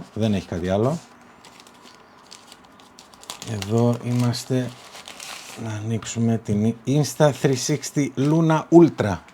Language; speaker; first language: Greek; native; Greek